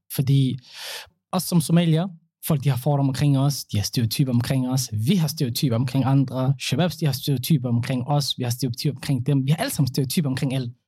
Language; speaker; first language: Danish; early bilingual, other home language; Somali